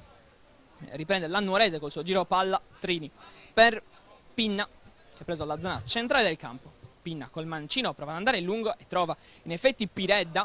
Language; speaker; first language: Italian; native; Italian